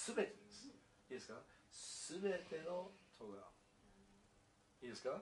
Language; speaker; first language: Japanese; non-native, fluent; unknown